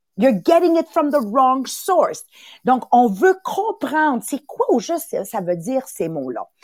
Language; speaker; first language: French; early bilingual, other home language; Italian